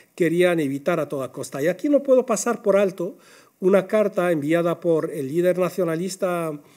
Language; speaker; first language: Spanish; non-native, fluent; Arabic